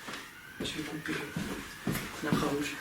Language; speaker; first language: French; native; French